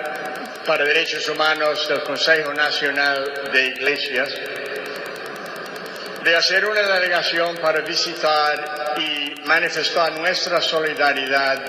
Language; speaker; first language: Spanish; non-native, fluent; English